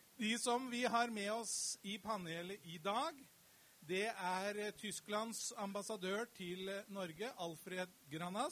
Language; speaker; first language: Norwegian; native; Norwegian